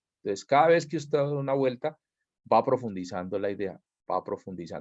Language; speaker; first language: Spanish; native; Spanish